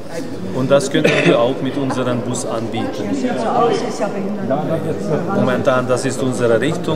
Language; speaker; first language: German; non-native, learner; Hungarian